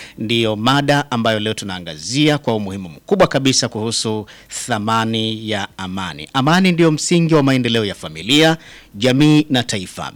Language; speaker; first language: Swahili; native; Swahili